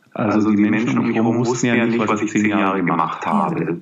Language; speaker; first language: German; native; German